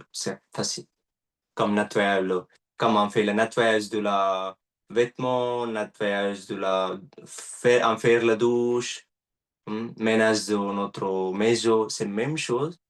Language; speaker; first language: French; non-native, learner; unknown